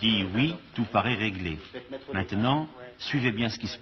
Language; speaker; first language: French; native; French